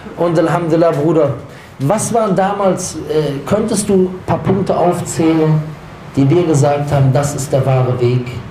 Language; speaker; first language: German; native; German